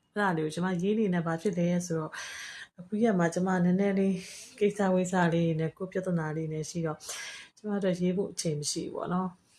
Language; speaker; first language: Burmese; native; Burmese